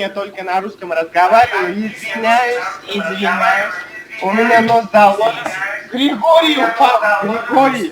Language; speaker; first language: Russian; native; Russian